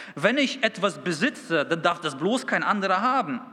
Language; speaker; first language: German; early bilingual, other home language; Russian